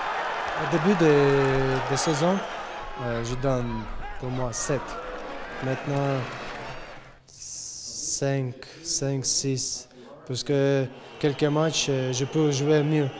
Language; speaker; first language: French; non-native, learner; Latvian